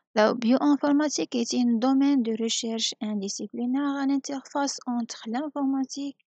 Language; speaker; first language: French; non-native, local second language; Arabic